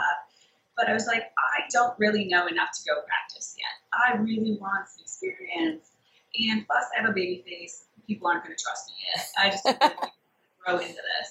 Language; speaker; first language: English; native; English